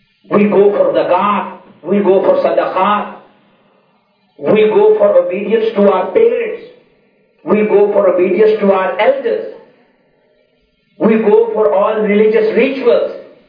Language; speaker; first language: English; non-native, local second language; Urdu